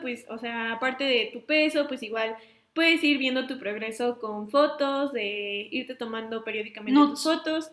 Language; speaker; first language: Spanish; native; Spanish